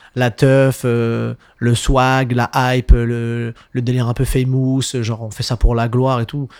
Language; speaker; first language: French; native; French